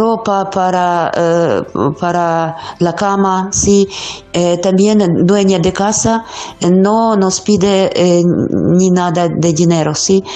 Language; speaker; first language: Spanish; non-native, learner; Ukrainian